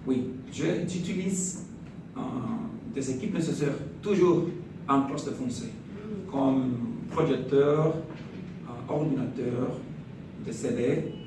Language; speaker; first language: French; non-native, fluent; Spanish